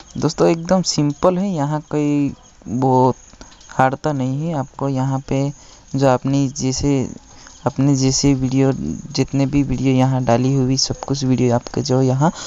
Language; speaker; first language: Hindi; non-native, local second language; Gujarati